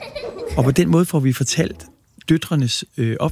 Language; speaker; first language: Danish; native; Danish